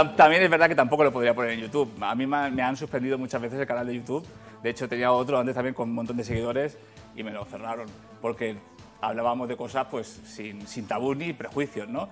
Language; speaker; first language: Spanish; native; Spanish